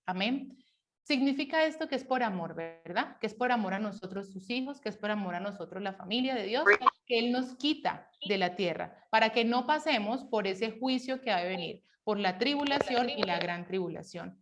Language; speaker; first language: Spanish; native; Spanish